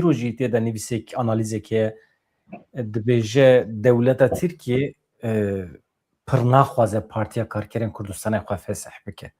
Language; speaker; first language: Kurdish; native; Kurdish